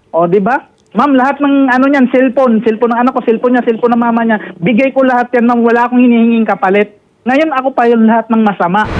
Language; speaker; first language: Filipino; native; Filipino